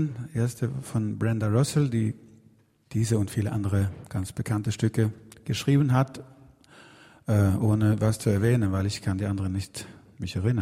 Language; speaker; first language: German; non-native, fluent; Swedish